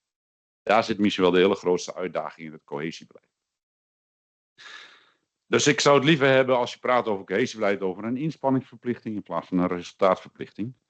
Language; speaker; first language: Dutch; native; Dutch